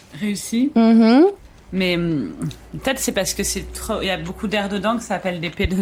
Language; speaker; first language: French; native; French